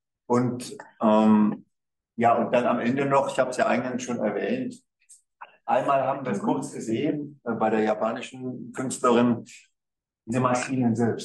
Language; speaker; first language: German; native; German